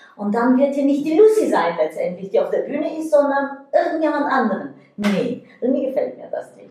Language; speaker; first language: German; non-native, fluent; Bulgarian